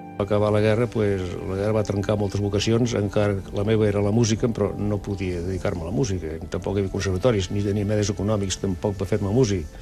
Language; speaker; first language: Catalan; early bilingual, other home language; Basque